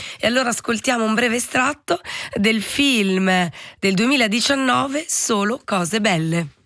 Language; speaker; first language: Italian; native; Italian